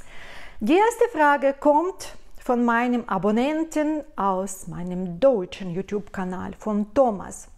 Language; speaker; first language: German; non-native, fluent; Russian